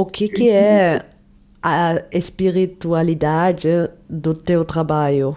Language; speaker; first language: Portuguese; non-native, fluent; German